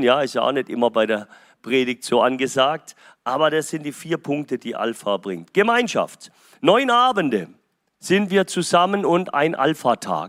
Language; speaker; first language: German; native; German